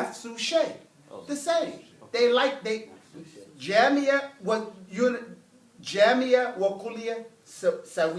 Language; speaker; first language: Arabic; non-native, fluent; English